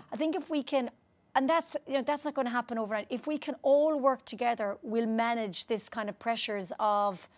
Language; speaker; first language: English; native; English